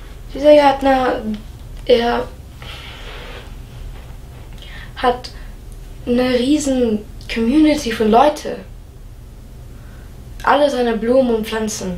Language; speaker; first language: German; non-native, fluent; English